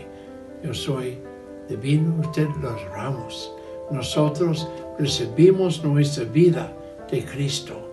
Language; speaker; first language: Spanish; non-native, learner; English